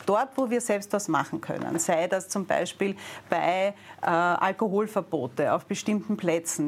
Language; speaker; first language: German; native; German